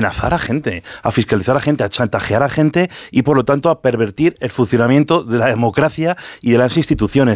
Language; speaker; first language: Spanish; native; Spanish